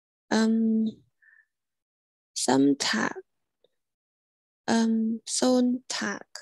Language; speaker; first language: German; non-native, learner; Thai